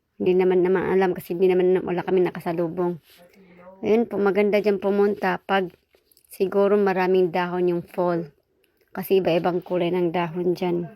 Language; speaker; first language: Filipino; non-native, local second language; Cebuano